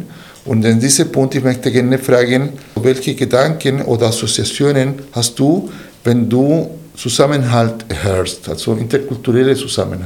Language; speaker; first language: German; non-native, fluent; Spanish